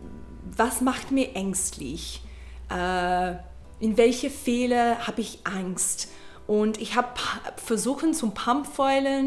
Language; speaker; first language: German; non-native, learner; English